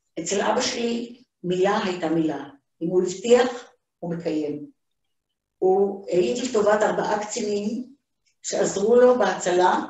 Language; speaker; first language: Hebrew; early bilingual, other home language; Hungarian